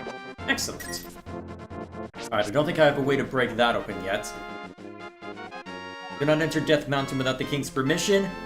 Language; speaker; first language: English; native; English